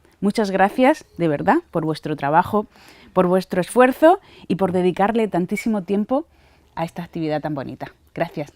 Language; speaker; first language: Spanish; native; Spanish